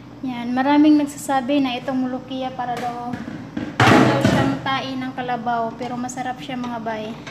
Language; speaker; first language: Filipino; non-native, local second language; Cebuano